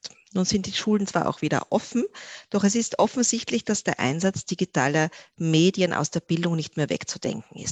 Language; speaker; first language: German; native; German